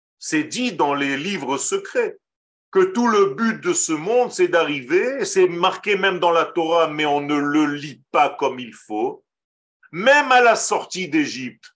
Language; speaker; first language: French; non-native, fluent; Hebrew